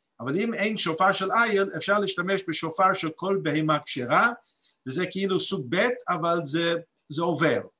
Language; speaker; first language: Hebrew; non-native, fluent; English